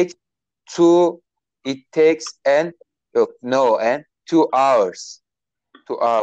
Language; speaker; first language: English; non-native, learner; Turkish